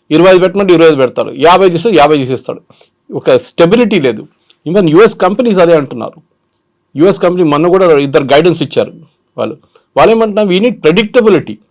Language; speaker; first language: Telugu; non-native, local second language; Malayalam